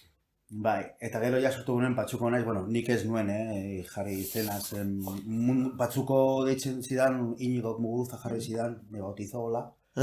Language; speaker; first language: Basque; non-native, local second language; Spanish